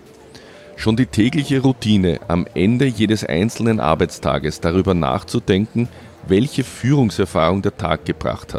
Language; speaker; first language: German; native; German